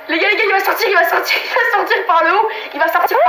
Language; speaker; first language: French; native; French